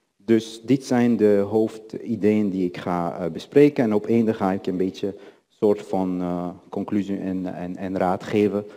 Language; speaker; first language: Dutch; non-native, fluent; Arabic